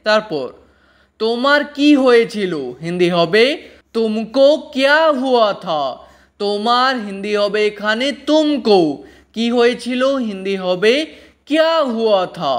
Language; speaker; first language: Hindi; non-native, fluent; Bangla